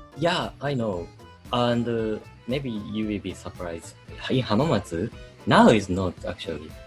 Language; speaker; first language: English; non-native, learner; Japanese